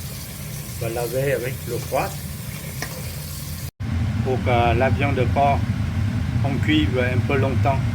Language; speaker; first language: French; non-native, fluent; Vietnamese